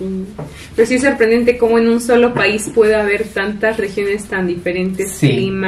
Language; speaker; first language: Spanish; native; Spanish